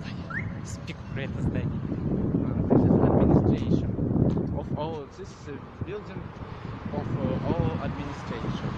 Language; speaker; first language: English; non-native, learner; Russian